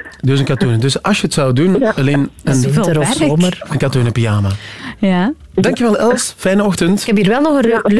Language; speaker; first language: Dutch; native; Dutch